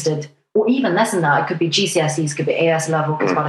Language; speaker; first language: English; non-native, local second language; Cantonese